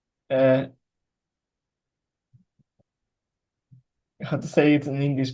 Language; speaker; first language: English; non-native, learner; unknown